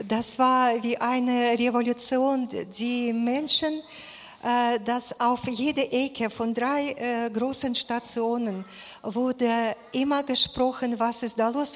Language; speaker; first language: German; non-native, fluent; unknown